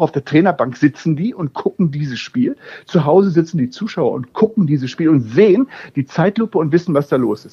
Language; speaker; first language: German; native; German